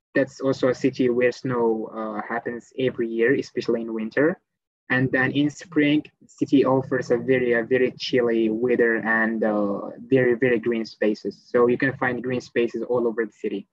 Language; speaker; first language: English; non-native, fluent; Arabic